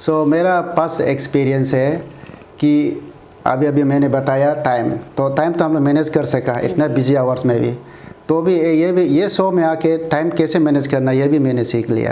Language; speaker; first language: Hindi; non-native, local second language; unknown